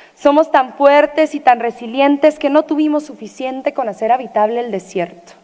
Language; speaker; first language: Spanish; native; Spanish